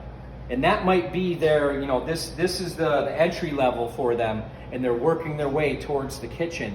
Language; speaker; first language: English; native; English